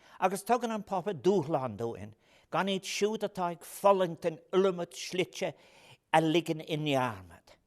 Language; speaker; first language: Irish; non-native, local second language; English